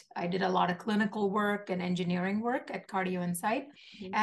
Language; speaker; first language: English; non-native, local second language; Malayalam